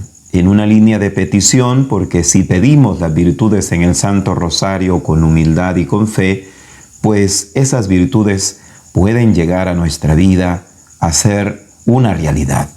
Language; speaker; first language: Spanish; native; Spanish